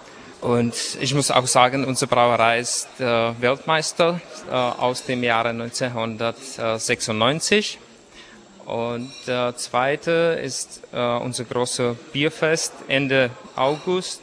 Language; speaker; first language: German; non-native, fluent; Czech